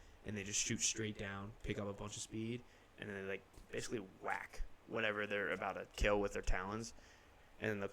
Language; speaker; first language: English; native; English